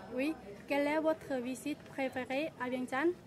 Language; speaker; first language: French; non-native, learner; Lao